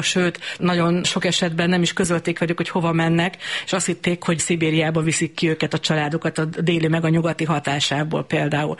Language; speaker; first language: Hungarian; native; Hungarian